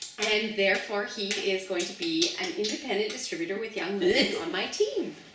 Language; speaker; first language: English; native; English